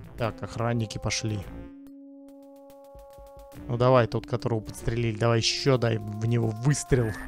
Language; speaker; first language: Russian; native; Russian